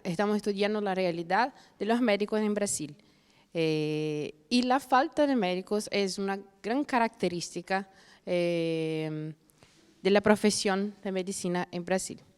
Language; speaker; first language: Spanish; non-native, fluent; Portuguese